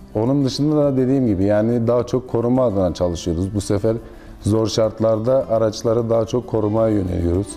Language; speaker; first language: Turkish; native; Turkish